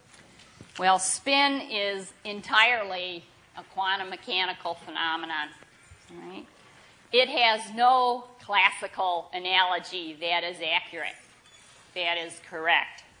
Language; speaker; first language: English; native; English